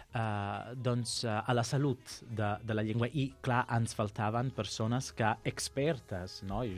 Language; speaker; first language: Catalan; non-native, fluent; Sicilian